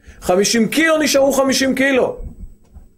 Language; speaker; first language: Hebrew; native; Hebrew